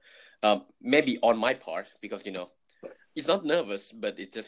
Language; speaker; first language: English; non-native, fluent; Thai